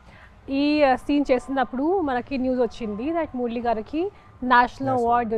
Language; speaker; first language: Telugu; non-native, local second language; Hindi